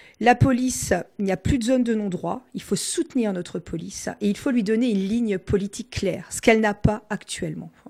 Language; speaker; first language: French; non-native, local second language; Swiss German